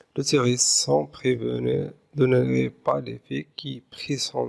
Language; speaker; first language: French; non-native, local second language; Arabic